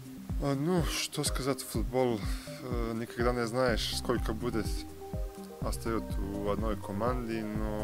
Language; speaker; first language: Russian; non-native, learner; Serbian